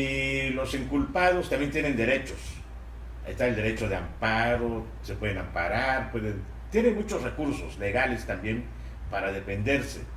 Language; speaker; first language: Spanish; native; Spanish